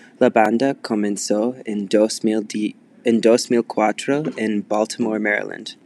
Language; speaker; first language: Spanish; non-native, learner; English